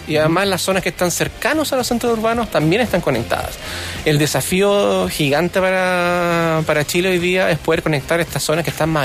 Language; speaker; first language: Spanish; native; Spanish